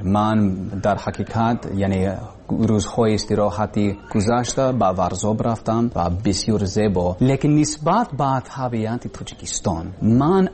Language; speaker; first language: Persian; non-native, learner; English